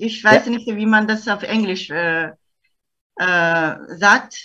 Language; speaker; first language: German; non-native, fluent; Chinese